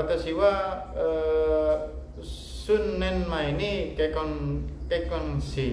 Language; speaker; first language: Japanese; non-native, learner; Indonesian